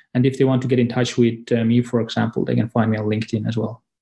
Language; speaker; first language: English; non-native, fluent; Estonian